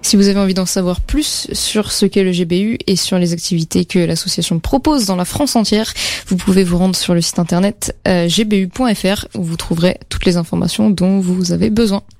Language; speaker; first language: French; native; French